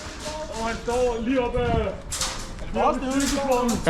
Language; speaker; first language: Danish; native; Danish